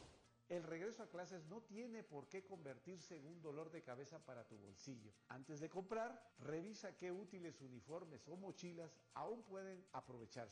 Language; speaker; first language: Spanish; native; Spanish